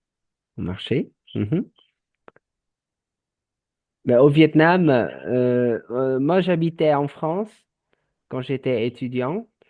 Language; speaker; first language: French; non-native, fluent; Vietnamese